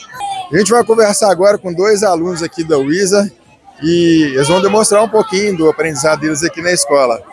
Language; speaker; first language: Portuguese; native; Portuguese